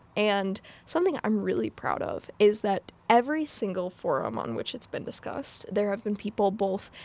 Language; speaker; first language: English; native; English